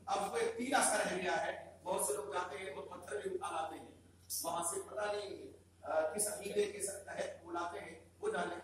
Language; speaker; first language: Urdu; native; Urdu